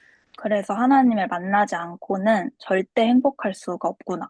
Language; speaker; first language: Korean; native; Korean